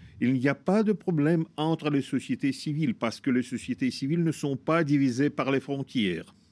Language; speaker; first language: French; non-native, fluent; Russian